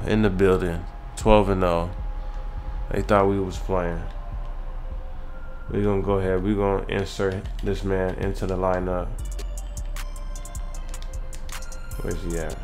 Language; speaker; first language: English; native; English